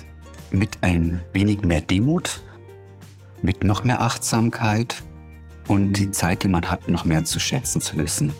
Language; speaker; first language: German; native; German